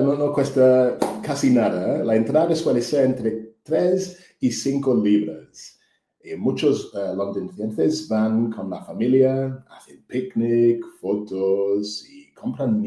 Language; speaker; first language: Spanish; non-native, fluent; English